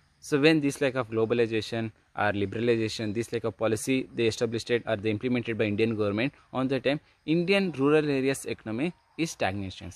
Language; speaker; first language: English; non-native, local second language; Kannada